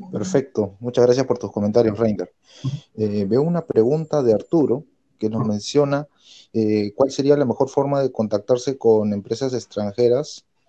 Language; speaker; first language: Spanish; native; Spanish